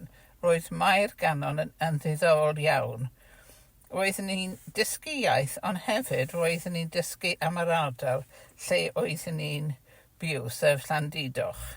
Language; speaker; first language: Welsh; non-native, fluent; English